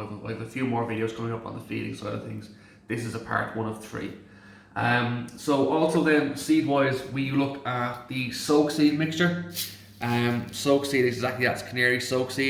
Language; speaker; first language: English; native; English